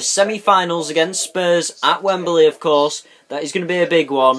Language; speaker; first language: English; native; English